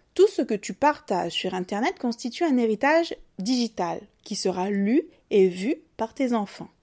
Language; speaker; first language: French; native; French